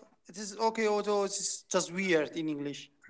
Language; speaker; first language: English; non-native, fluent; Kurdish